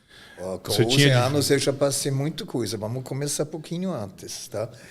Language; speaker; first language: Portuguese; non-native, fluent; German